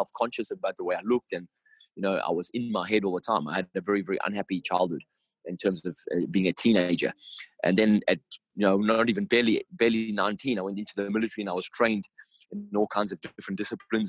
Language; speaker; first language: English; native; English